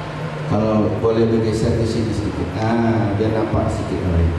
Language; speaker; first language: Indonesian; native; Indonesian